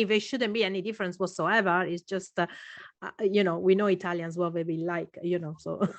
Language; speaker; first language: English; non-native, fluent; Italian